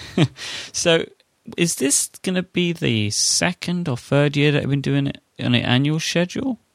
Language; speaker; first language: English; native; English